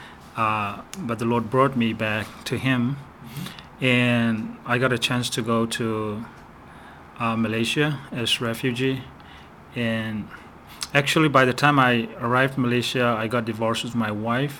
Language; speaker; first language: English; non-native, fluent; Burmese